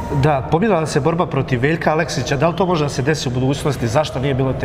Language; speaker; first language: Serbian; native; Serbian